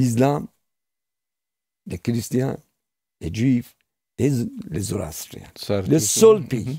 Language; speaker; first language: French; non-native, fluent; Persian